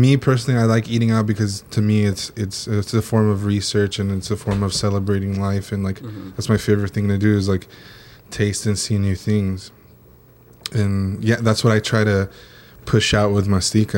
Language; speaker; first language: English; native; English